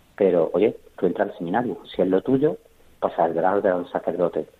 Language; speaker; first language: Spanish; native; Spanish